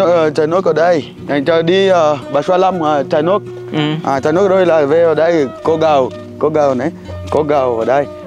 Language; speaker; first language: Vietnamese; non-native, learner; Portuguese